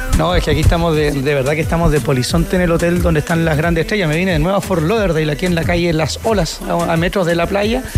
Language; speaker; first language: Spanish; native; Spanish